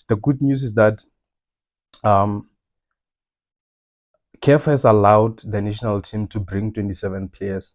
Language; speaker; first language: English; non-native, local second language; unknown